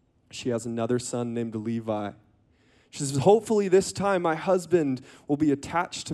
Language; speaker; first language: English; native; English